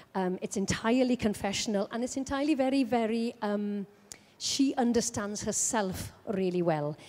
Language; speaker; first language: English; native; English